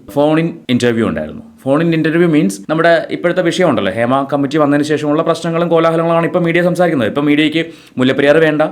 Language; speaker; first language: Malayalam; native; Malayalam